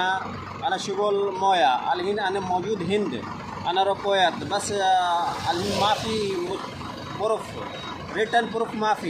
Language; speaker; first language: Arabic; non-native, learner; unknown